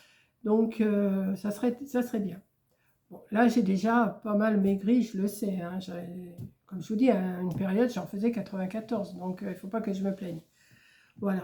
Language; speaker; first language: French; native; French